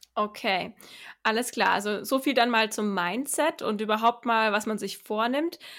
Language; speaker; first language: German; native; German